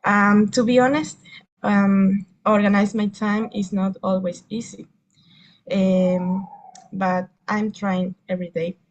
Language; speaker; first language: English; non-native, learner; Spanish